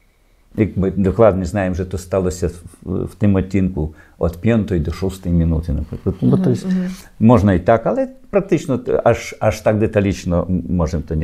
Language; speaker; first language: Polish; non-native, learner; Ukrainian